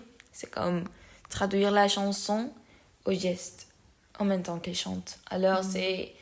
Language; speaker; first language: French; non-native, learner; Spanish